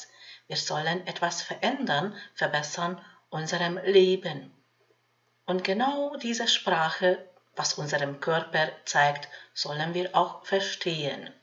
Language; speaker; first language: German; non-native, fluent; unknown